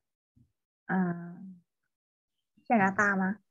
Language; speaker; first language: Chinese; non-native, learner; Vietnamese